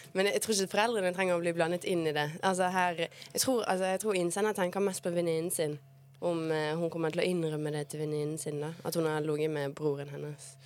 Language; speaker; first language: Norwegian; early bilingual, other home language; Bosnian